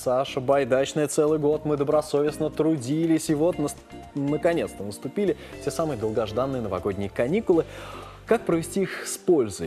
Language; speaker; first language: Russian; native; Russian